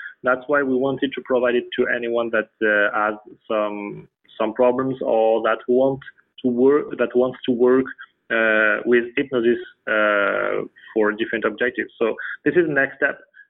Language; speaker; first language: English; non-native, fluent; French